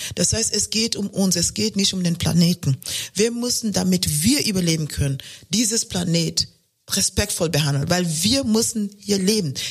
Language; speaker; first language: German; non-native, fluent; Luo (Kenya and Tanzania)